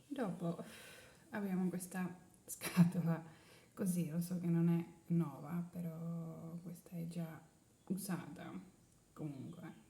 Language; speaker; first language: Italian; non-native, learner; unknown